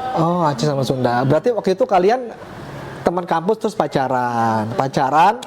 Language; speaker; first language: Indonesian; native; Indonesian